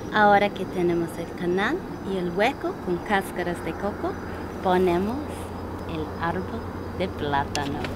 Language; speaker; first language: Spanish; non-native, learner; English